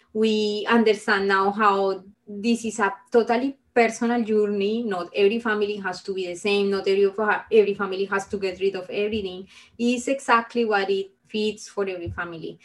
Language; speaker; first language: English; non-native, fluent; Spanish